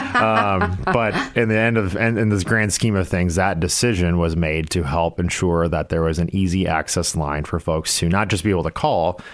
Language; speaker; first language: English; native; English